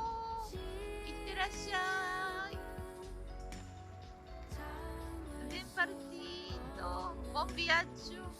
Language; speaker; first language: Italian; non-native, fluent; Japanese